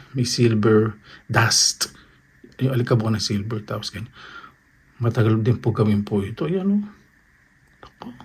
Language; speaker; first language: Filipino; native; Filipino